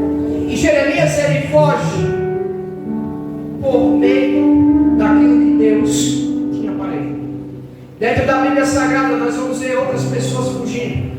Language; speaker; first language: Portuguese; native; Portuguese